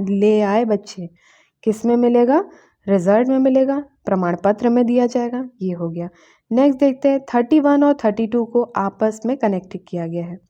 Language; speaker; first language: Hindi; native; Hindi